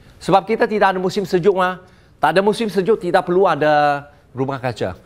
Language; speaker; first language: Malay; non-native, local second language; Chinese